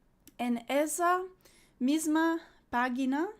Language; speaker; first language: Spanish; non-native, learner; English